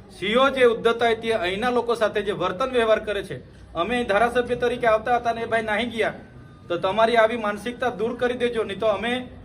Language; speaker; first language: Gujarati; non-native, local second language; Vasavi